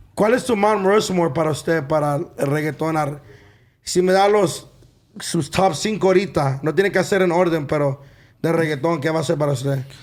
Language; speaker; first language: Spanish; early bilingual, other home language; English